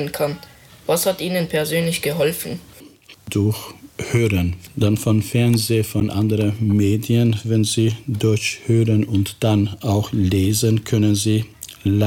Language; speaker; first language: German; non-native, fluent; Albanian